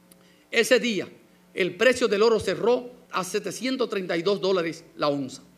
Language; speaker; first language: Spanish; native; Spanish